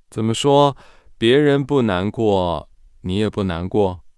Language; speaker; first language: Chinese; non-native, fluent; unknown